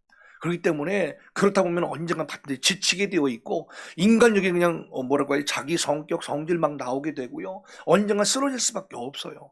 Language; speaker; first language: Korean; native; Korean